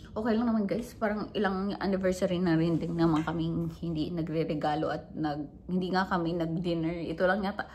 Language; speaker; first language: Filipino; non-native, local second language; Hiligaynon